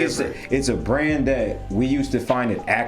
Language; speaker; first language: English; native; English